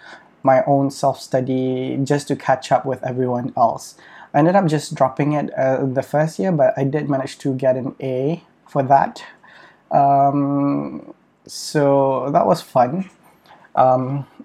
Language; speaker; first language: English; non-native, fluent; Malay